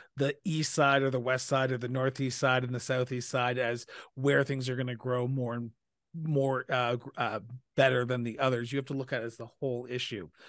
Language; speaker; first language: English; native; English